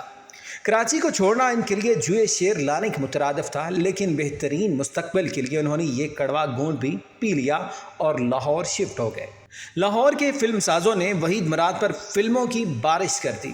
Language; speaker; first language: Urdu; native; Urdu